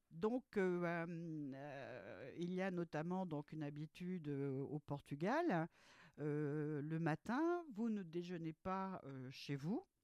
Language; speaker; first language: French; early bilingual, other home language; Portuguese